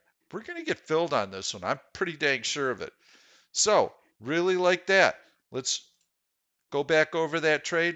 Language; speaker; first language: English; native; English